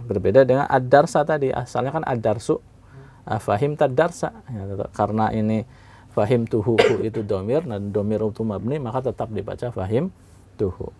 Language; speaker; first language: Indonesian; native; Indonesian